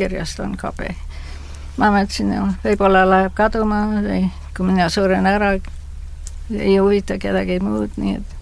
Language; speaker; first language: Estonian; early bilingual, heritage; Estonian